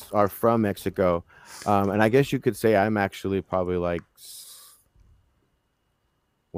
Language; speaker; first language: English; native; English